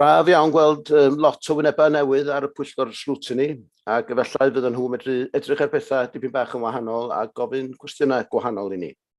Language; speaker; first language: Welsh; native; Welsh